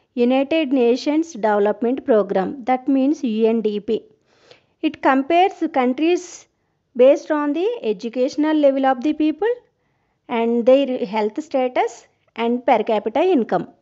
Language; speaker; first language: English; non-native, local second language; Telugu